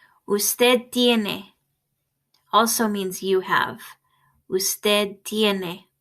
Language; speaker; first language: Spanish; non-native, fluent; English